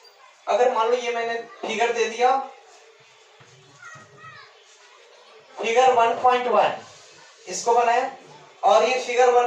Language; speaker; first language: Hindi; native; Hindi